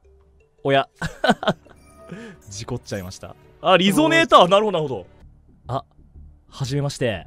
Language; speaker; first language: Japanese; native; Japanese